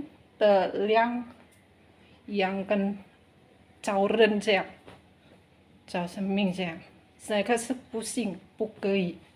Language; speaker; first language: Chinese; non-native, learner; Indonesian